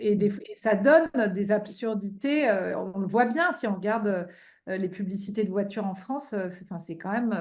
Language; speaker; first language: French; native; French